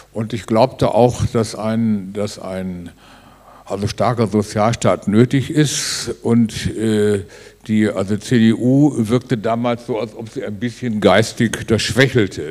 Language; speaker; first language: German; native; German